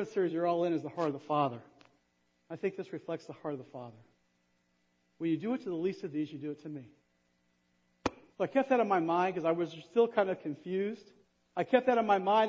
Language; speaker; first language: English; native; English